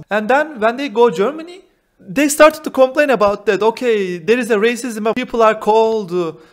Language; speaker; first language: English; non-native, fluent; Turkish